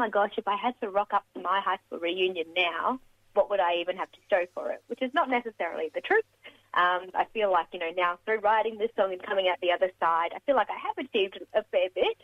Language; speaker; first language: English; native; English